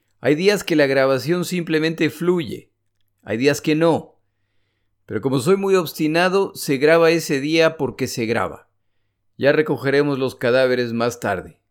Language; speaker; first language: Spanish; native; Spanish